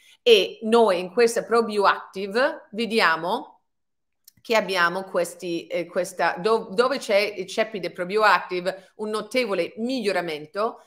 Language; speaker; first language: Italian; non-native, fluent; English